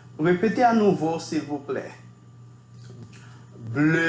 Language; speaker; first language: French; non-native, fluent; Spanish